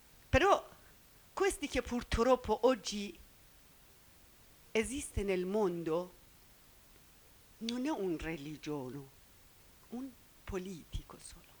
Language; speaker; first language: Italian; non-native, learner; Persian